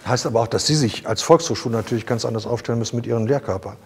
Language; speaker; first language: German; native; German